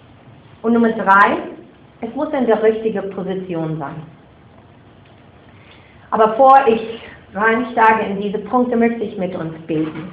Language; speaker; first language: German; non-native, fluent; English